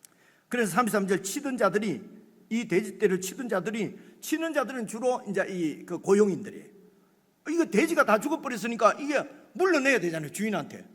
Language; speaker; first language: Korean; native; Korean